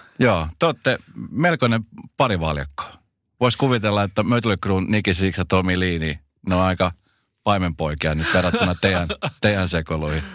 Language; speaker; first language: Finnish; native; Finnish